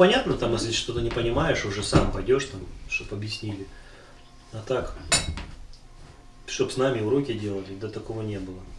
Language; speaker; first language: Russian; native; Russian